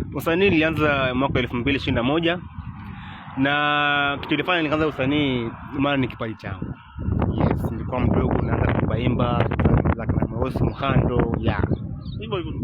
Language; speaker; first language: Swahili; native; Swahili